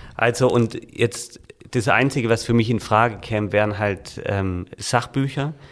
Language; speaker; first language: German; native; German